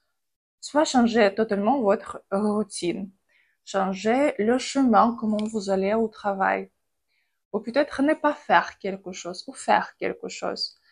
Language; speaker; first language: French; non-native, fluent; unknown